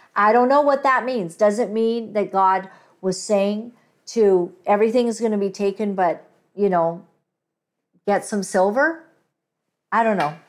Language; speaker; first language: English; native; English